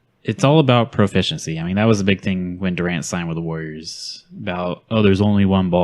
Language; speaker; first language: English; native; English